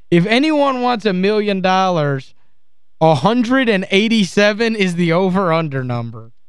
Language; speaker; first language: English; native; English